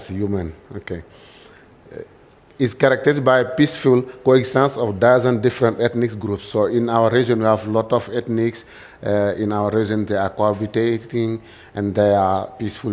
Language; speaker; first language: English; non-native, learner; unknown